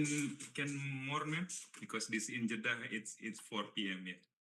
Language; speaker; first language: English; non-native, learner; Indonesian